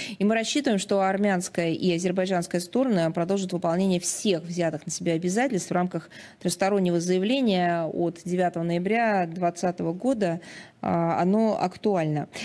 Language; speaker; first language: Russian; native; Russian